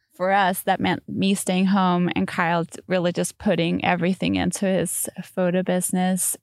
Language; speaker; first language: English; non-native, fluent; Danish